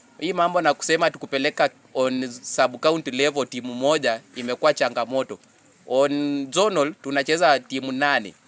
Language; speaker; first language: Swahili; non-native, local second language; Luyia